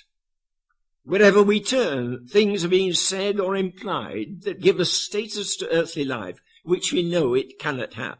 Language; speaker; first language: English; native; English